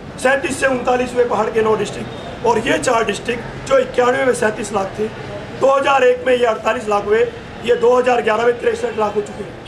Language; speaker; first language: Hindi; non-native, local second language; Garhwali